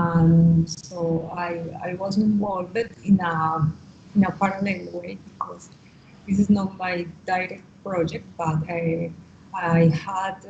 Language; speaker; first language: English; non-native, learner; Spanish